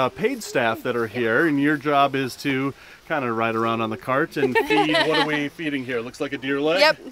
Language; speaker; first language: English; native; English